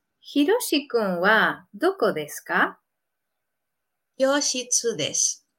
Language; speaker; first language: Japanese; non-native, fluent; Spanish